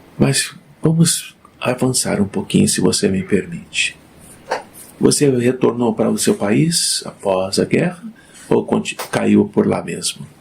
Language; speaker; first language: Portuguese; native; Portuguese